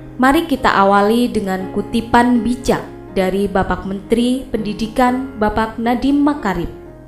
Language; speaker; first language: Indonesian; non-native, local second language; Javanese